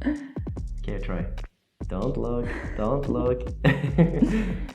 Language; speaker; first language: English; non-native, fluent; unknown